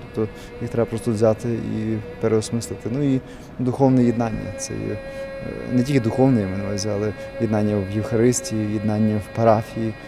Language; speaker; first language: Ukrainian; native; Ukrainian